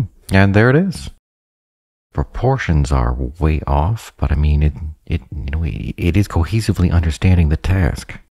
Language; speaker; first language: English; native; English